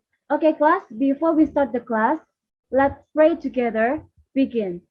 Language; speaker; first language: English; non-native, learner; Indonesian